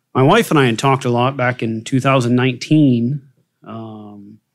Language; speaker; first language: English; native; English